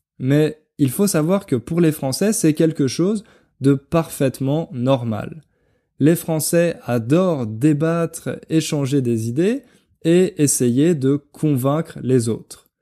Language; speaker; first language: French; native; French